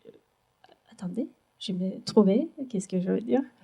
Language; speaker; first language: French; non-native, learner; Turkish